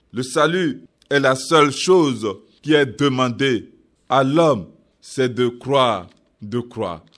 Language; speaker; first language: French; non-native, local second language; Yoruba